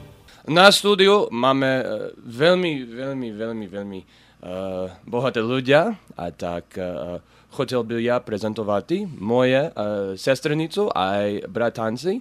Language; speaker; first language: Slovak; early bilingual, heritage; English